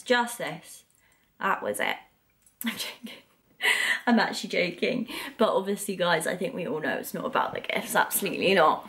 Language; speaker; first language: English; native; English